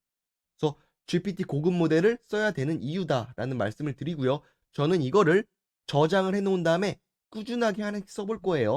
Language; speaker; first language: Korean; native; Korean